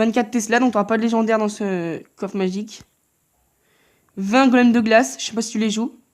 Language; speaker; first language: French; native; French